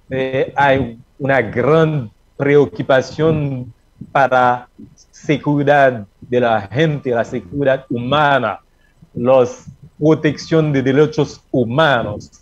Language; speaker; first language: Spanish; non-native, learner; Haitian Creole